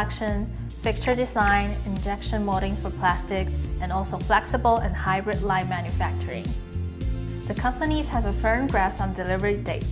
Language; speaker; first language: English; non-native, fluent; Chinese